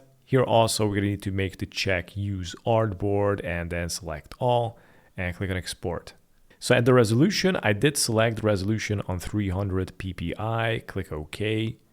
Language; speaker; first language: English; non-native, fluent; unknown